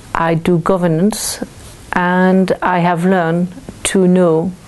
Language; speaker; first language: English; non-native, fluent; French